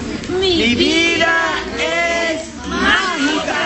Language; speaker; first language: Spanish; non-native, learner; English